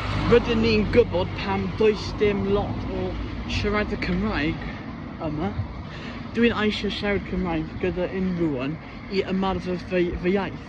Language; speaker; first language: Welsh; non-native, learner; English